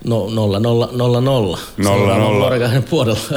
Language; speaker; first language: Finnish; native; Finnish